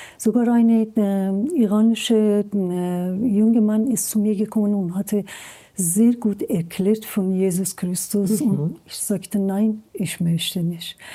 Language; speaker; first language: German; non-native, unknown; Persian